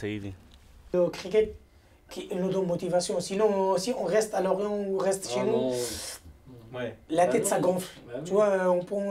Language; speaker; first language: French; non-native, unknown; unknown